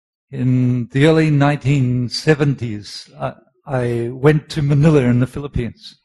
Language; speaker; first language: English; native; English